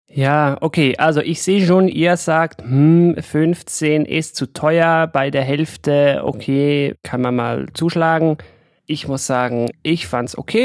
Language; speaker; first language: German; native; German